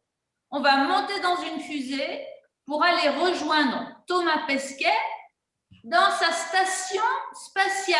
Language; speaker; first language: French; native; French